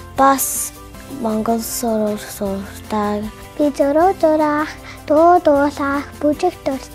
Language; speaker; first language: Mongolian; early bilingual, heritage; Mongolian